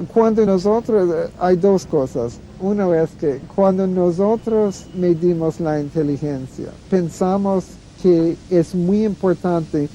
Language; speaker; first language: Spanish; non-native, fluent; English